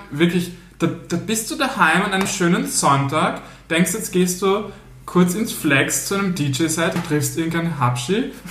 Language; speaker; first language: German; native; German